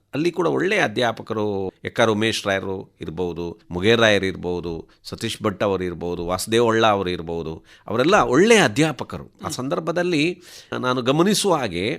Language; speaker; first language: Kannada; non-native, local second language; Tulu